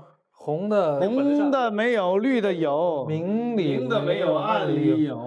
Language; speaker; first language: Chinese; native; Chinese